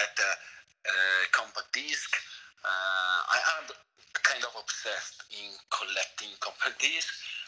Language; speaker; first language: English; non-native, fluent; Italian